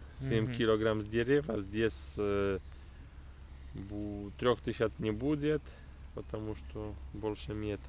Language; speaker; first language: Russian; non-native, fluent; Polish